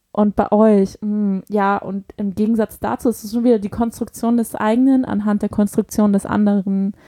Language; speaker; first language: German; early bilingual, other home language; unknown